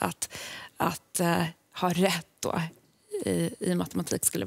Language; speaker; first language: Swedish; native; Swedish